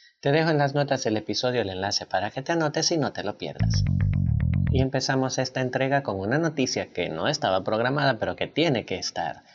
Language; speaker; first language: Spanish; native; Spanish